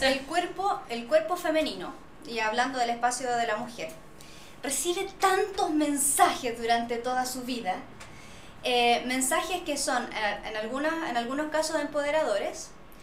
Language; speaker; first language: Spanish; native; Spanish